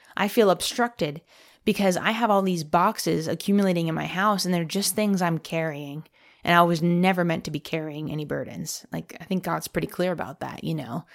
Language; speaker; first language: English; native; English